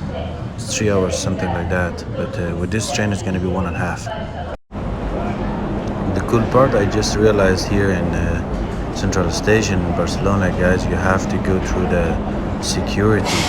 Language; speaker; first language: English; non-native, fluent; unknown